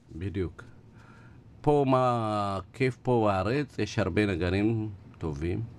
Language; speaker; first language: Hebrew; non-native, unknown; Amharic